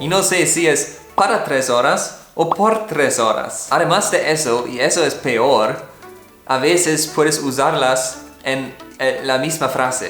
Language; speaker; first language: Spanish; non-native, fluent; German